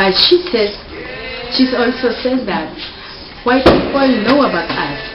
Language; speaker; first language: English; non-native, learner; Spanish